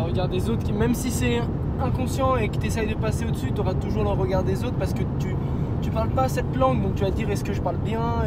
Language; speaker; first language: French; native; French